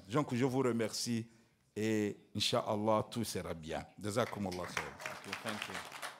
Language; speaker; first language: French; non-native, local second language; Ngazidja Comorian